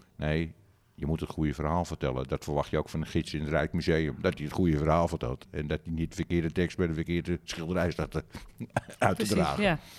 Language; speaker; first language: Dutch; native; Dutch